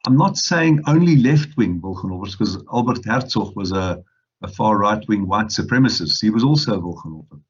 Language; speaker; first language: English; non-native, local second language; Afrikaans